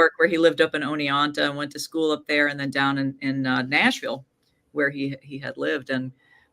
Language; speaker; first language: English; native; English